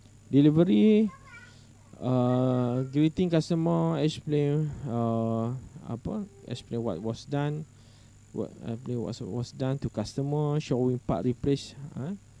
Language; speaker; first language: English; non-native, local second language; Malay